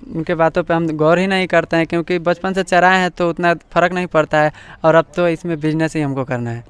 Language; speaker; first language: Hindi; native; Hindi